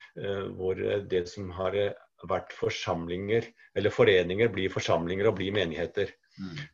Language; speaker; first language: Norwegian; native; Norwegian